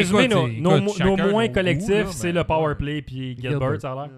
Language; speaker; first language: French; native; French